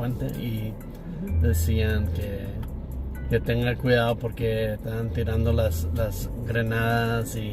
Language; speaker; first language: Spanish; early bilingual, heritage; English